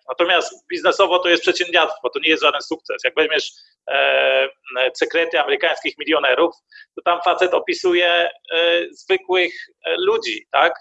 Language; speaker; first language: Polish; early bilingual, heritage; Polish